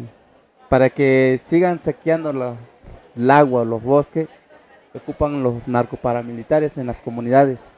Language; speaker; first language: Spanish; non-native, local second language; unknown